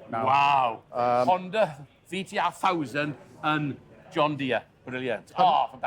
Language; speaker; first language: Welsh; native; Welsh